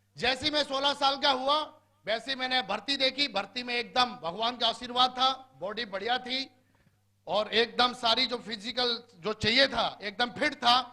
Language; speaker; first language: Hindi; native; Hindi